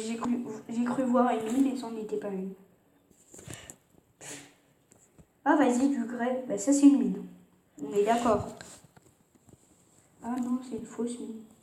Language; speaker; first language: French; native; French